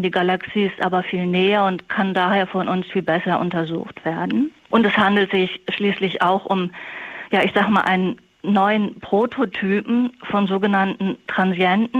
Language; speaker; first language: German; native; German